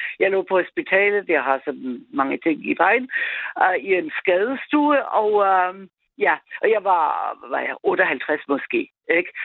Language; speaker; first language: Danish; non-native, fluent; German